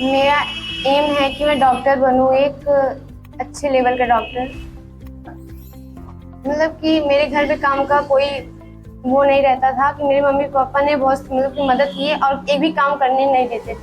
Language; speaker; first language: Hindi; native; Hindi